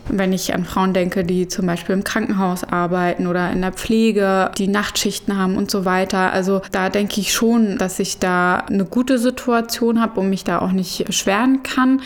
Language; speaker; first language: German; early bilingual, other home language; Arabic